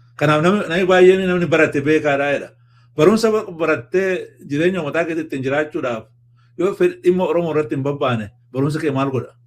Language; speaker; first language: Oromo; native; Oromo